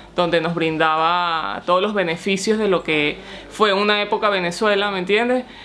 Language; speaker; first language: Spanish; native; Spanish